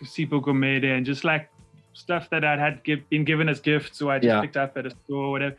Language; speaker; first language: English; native; English